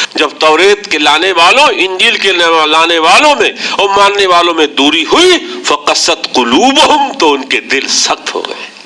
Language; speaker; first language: Urdu; native; Urdu